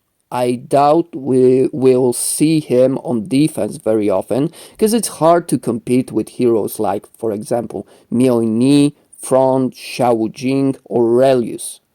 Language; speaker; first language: English; non-native, fluent; Polish